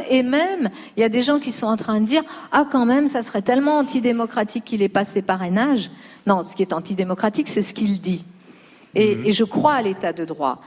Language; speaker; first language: French; early bilingual, other home language; Spanish